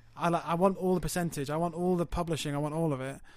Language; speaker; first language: English; native; English